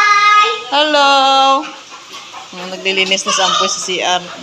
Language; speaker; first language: Filipino; non-native, local second language; Cebuano